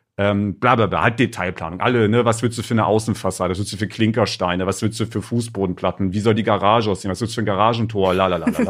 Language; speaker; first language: German; native; German